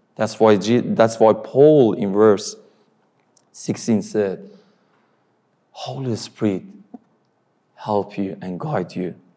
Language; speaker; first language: English; non-native, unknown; Persian